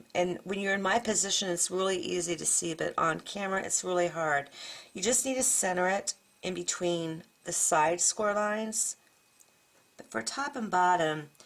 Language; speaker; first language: English; native; English